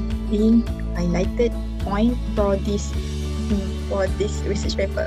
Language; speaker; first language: English; non-native, local second language; Malay